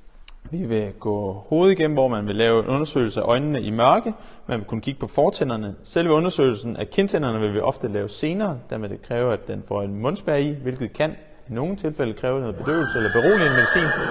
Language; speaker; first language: Danish; native; Danish